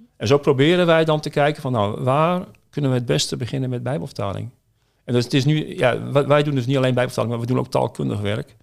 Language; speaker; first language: Dutch; native; Dutch